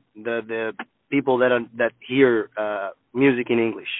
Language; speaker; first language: English; non-native, fluent; Hebrew